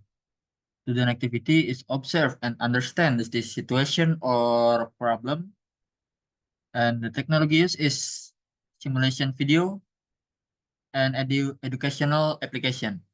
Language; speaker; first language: English; non-native, learner; Indonesian